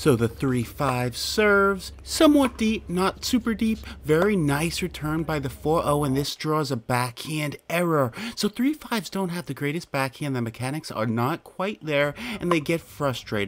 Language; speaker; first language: English; native; English